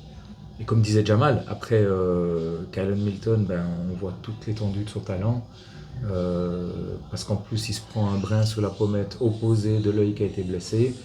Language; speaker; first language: French; native; French